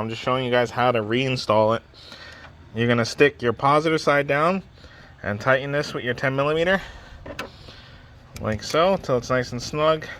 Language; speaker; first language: English; native; English